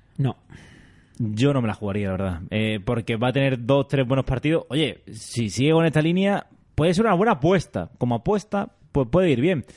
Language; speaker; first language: Spanish; native; Spanish